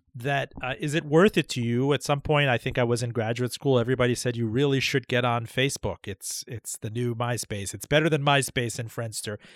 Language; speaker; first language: English; early bilingual, other home language; Persian